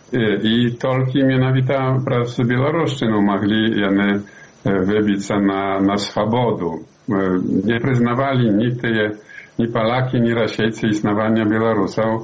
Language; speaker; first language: Polish; non-native, learner; Belarusian